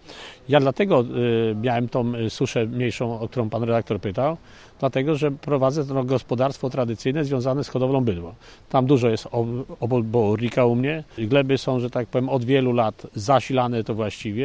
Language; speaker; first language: Polish; native; Polish